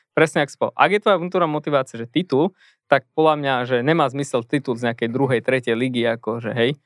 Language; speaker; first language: Slovak; native; Slovak